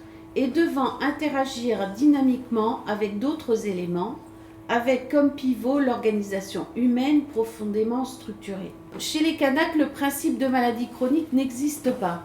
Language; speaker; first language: French; native; French